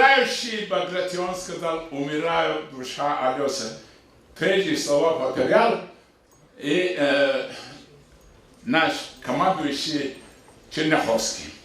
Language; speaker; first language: Russian; non-native, local second language; Avaric